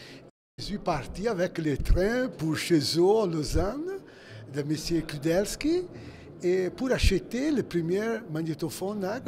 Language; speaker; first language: French; non-native, fluent; Italian